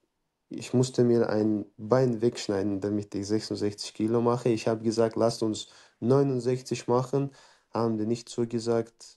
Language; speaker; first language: German; non-native, fluent; Chechen